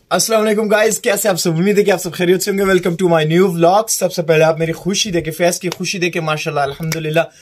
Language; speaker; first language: Urdu; native; Urdu